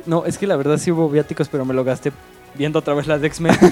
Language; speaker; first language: Spanish; native; Spanish